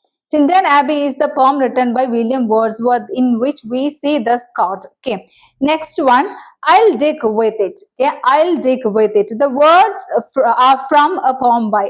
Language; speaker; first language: English; non-native, local second language; Malayalam